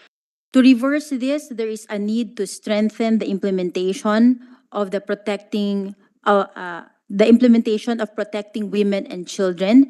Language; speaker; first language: English; non-native, local second language; Filipino